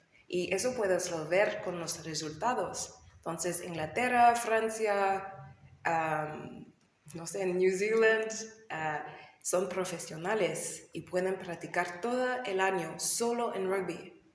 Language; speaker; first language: Spanish; non-native, learner; English